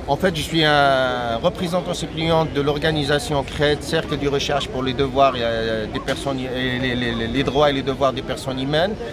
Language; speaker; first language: French; non-native, local second language; Arabic